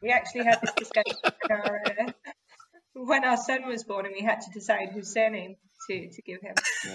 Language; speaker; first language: English; native; English